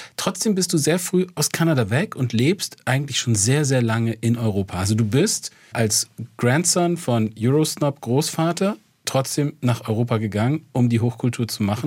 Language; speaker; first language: German; native; German